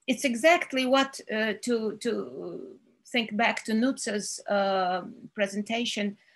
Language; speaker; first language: English; non-native, fluent; Russian